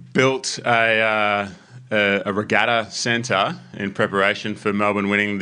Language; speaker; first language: English; native; English